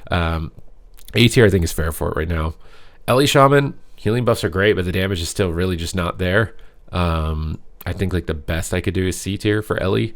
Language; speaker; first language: English; native; English